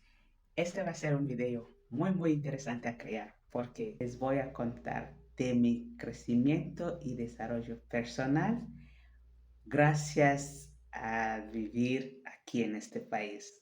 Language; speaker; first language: Spanish; non-native, fluent; French